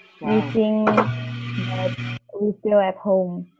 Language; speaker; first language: English; non-native, learner; Indonesian